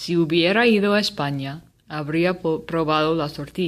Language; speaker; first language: Spanish; non-native, learner; English